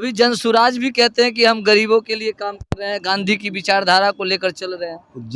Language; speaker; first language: Hindi; native; Hindi